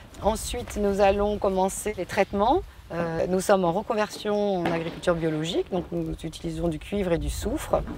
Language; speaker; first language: French; native; French